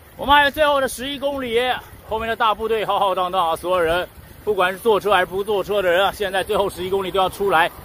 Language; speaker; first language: Chinese; native; Chinese